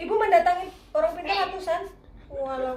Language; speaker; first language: Indonesian; native; Indonesian